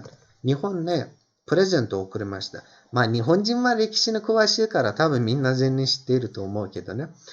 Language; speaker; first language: Japanese; non-native, fluent; Turkish